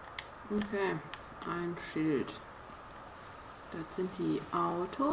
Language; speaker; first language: German; native; German